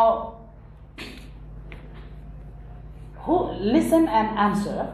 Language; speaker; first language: English; non-native, local second language; Nepali